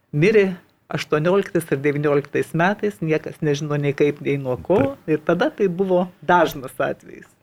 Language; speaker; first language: Lithuanian; native; Lithuanian